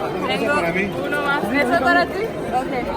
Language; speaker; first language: Spanish; non-native, learner; English